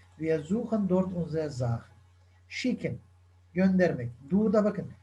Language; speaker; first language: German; non-native, fluent; Turkish